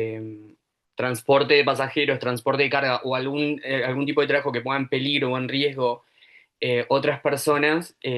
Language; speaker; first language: Spanish; native; Spanish